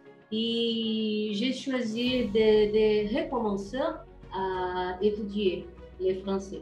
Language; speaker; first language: French; non-native, learner; Portuguese